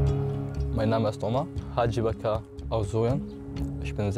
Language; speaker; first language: German; non-native, learner; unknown